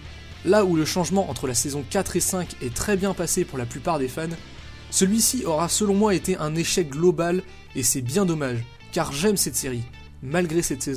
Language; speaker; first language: French; native; French